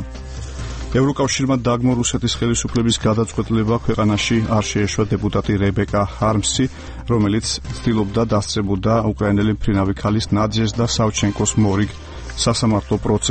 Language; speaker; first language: Georgian; native; Georgian